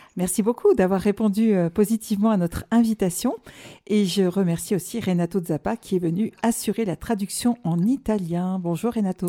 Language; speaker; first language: French; native; French